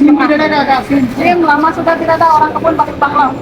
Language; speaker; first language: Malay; non-native, local second language; Javanese